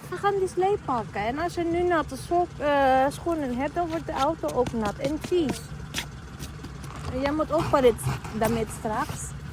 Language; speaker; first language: Dutch; non-native, learner; Filipino